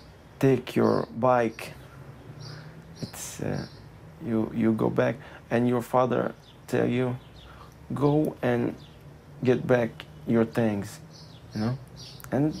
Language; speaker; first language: English; non-native, learner; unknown